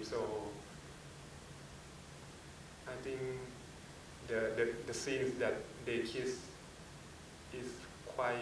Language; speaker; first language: English; non-native, fluent; Thai